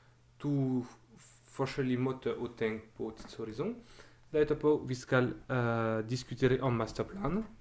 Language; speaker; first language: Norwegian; non-native, learner; Dutch